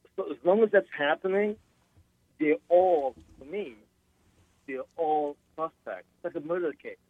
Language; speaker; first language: English; non-native, fluent; Arabic